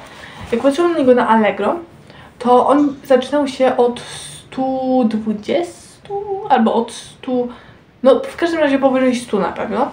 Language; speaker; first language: Polish; native; Polish